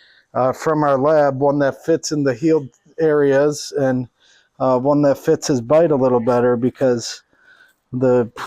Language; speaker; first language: English; native; English